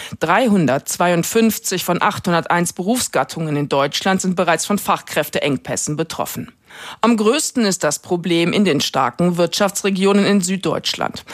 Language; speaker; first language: German; native; German